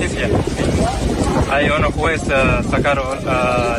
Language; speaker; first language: Spanish; non-native, learner; Arabic